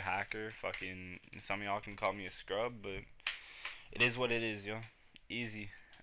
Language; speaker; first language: English; native; English